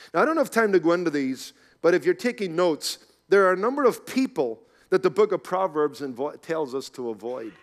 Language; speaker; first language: English; native; English